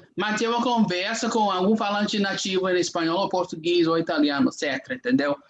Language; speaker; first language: Portuguese; non-native, fluent; English